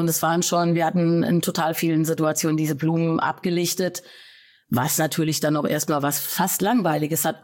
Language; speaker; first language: German; native; German